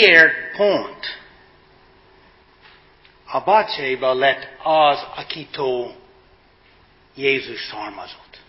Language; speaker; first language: Hungarian; non-native, fluent; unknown